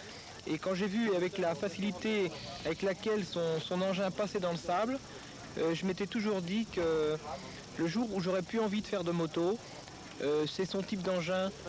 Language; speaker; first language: French; native; French